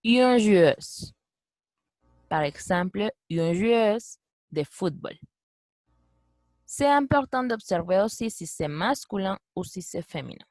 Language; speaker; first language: French; non-native, fluent; Spanish